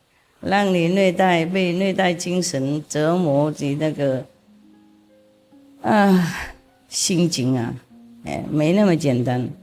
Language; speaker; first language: Chinese; non-native, fluent; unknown